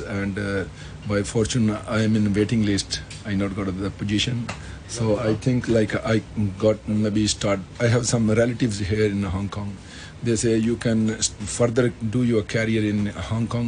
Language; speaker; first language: English; non-native, local second language; Punjabi